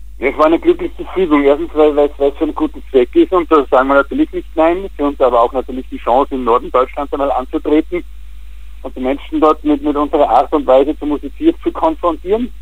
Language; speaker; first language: German; native; German